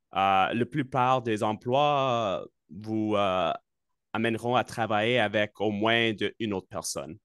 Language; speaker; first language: French; non-native, local second language; English